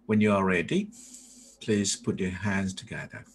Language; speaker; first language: English; non-native, fluent; Thai